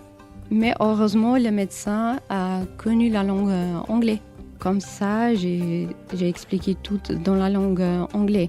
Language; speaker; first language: French; non-native, learner; Albanian